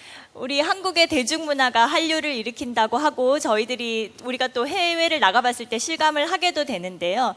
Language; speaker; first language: Korean; native; Korean